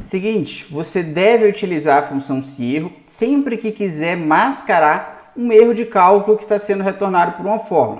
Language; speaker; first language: Portuguese; native; Portuguese